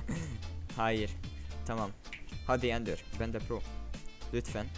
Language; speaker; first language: Turkish; non-native, learner; English